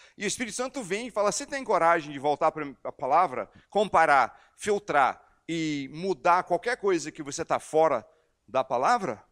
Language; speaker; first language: Portuguese; non-native, fluent; English